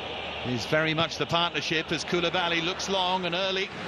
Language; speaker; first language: English; native; English